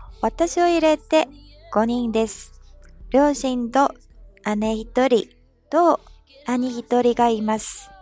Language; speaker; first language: Japanese; non-native, fluent; Chinese